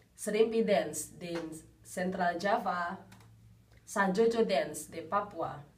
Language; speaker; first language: Spanish; non-native, learner; Indonesian